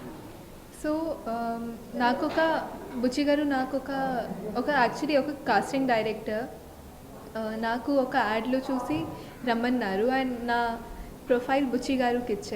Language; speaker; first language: Telugu; non-native, local second language; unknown